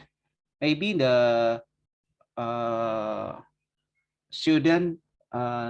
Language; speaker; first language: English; non-native, learner; Indonesian